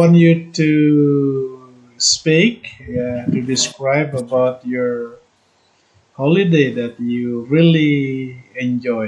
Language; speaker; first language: English; non-native, fluent; Indonesian